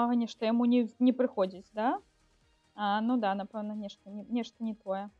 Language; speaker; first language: Belarusian; non-native, local second language; Russian